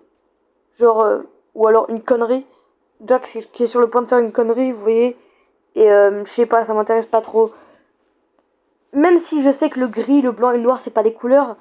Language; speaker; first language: French; native; French